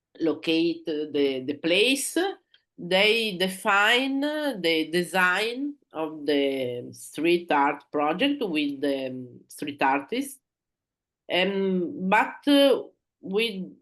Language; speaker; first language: English; non-native, learner; Italian